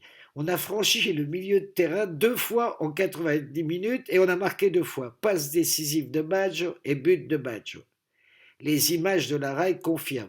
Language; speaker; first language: French; native; French